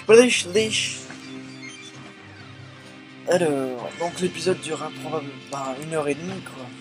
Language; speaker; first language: French; native; French